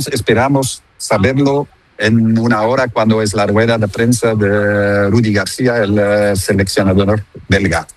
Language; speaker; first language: Spanish; non-native, fluent; Dutch